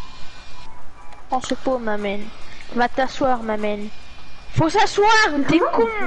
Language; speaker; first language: French; native; French